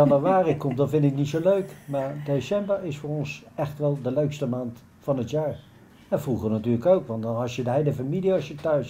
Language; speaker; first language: Dutch; native; Dutch